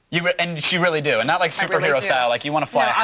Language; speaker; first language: English; native; English